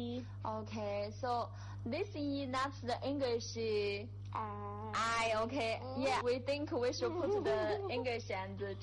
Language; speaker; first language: English; non-native, fluent; Chinese